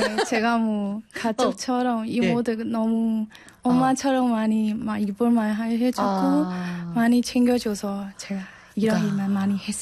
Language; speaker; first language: Korean; non-native, learner; Burmese